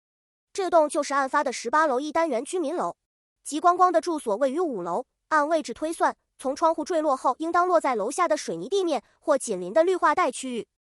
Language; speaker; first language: Chinese; native; Chinese